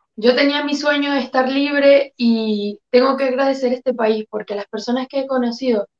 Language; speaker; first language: Spanish; native; Spanish